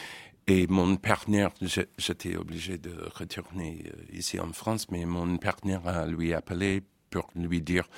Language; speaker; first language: French; non-native, fluent; English